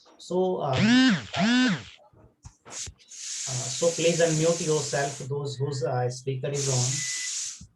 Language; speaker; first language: English; non-native, local second language; Hindi